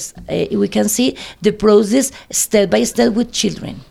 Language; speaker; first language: English; non-native, fluent; Spanish